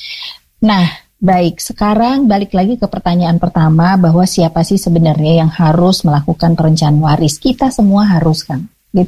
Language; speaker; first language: Indonesian; native; Indonesian